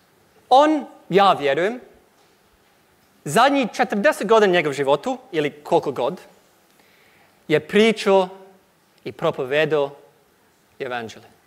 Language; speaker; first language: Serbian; non-native, learner; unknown